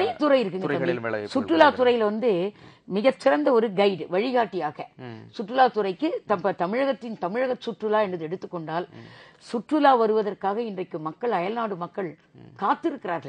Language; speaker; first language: Tamil; native; Tamil